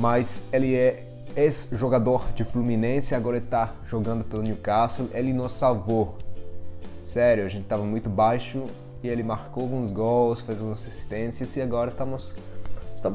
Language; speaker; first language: Portuguese; non-native, fluent; English